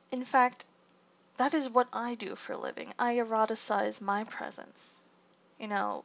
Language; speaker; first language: English; native; English